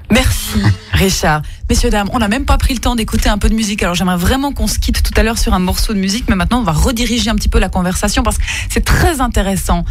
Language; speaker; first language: French; native; French